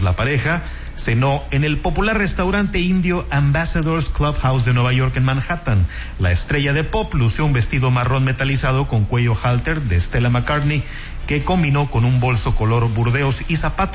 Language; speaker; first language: Spanish; native; Spanish